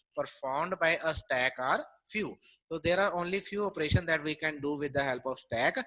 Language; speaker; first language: English; non-native, local second language; Punjabi